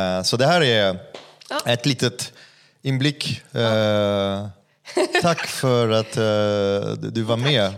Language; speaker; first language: Swedish; non-native, fluent; French